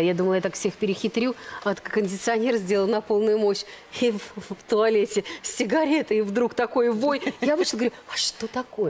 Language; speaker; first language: Russian; native; Russian